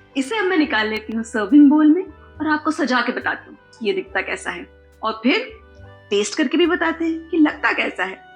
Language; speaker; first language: Hindi; non-native, local second language; Marathi